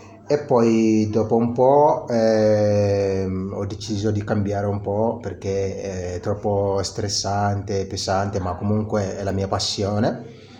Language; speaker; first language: Italian; non-native, fluent; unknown